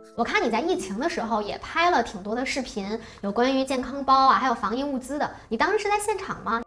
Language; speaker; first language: Chinese; native; Chinese